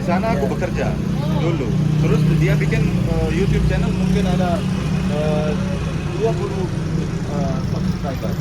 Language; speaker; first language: Indonesian; non-native, learner; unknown